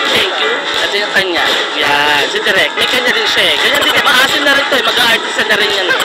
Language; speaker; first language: Filipino; native; Filipino